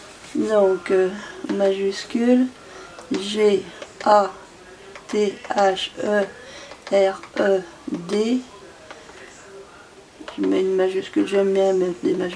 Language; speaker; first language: French; native; French